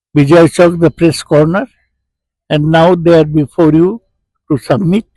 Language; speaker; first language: English; non-native, local second language; Bangla